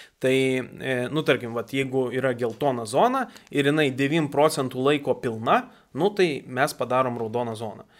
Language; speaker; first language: Lithuanian; native; Lithuanian